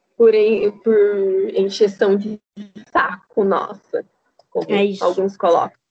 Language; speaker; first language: Portuguese; native; Portuguese